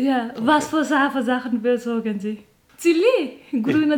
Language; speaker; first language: German; non-native, learner; Nepali